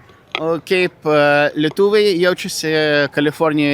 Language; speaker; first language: Lithuanian; non-native, fluent; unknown